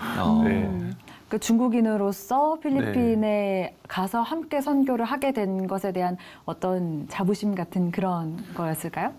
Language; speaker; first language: Korean; native; Korean